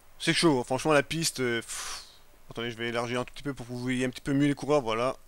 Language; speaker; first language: French; native; French